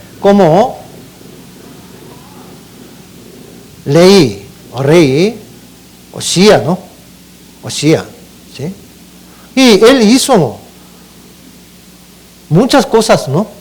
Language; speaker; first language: Spanish; non-native, learner; Korean